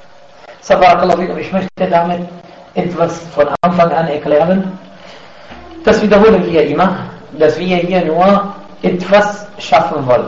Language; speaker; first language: German; non-native, fluent; Arabic